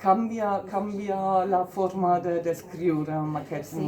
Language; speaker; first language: Catalan; non-native, fluent; German